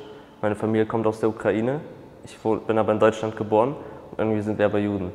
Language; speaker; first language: German; early bilingual, other home language; Russian